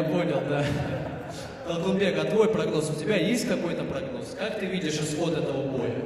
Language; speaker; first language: Russian; native; Russian